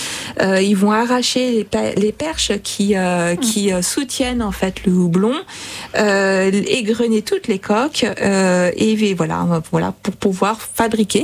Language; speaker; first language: French; native; French